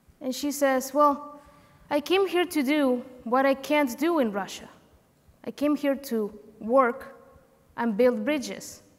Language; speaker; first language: English; non-native, fluent; Spanish